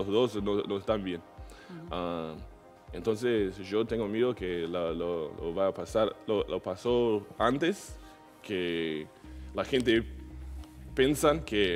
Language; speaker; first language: Spanish; non-native, learner; English